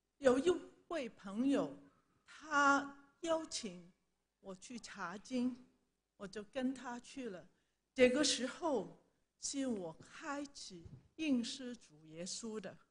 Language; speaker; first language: Chinese; non-native, local second language; Cantonese